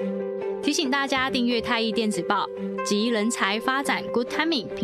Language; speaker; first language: Chinese; native; Chinese